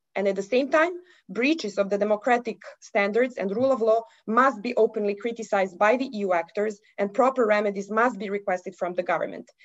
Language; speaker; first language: English; non-native, fluent; Serbian